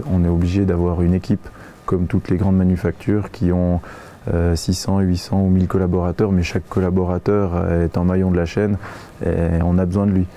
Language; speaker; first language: French; native; French